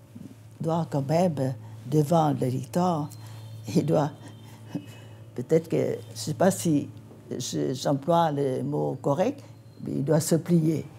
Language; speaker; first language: French; non-native, fluent; Vietnamese